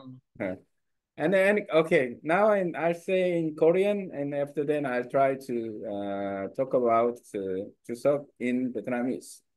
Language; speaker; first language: English; non-native, learner; Korean